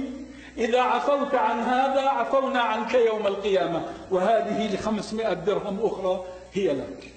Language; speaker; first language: Arabic; native; Arabic